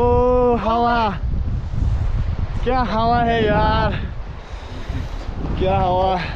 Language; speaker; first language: Hindi; non-native, local second language; Bodo